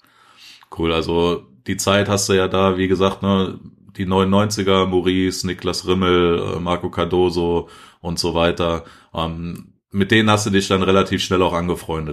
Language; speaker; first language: German; native; German